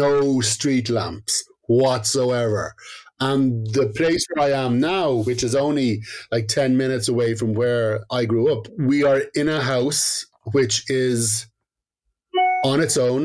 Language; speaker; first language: English; native; English